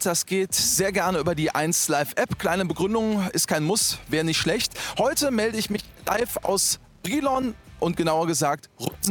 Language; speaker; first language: German; native; German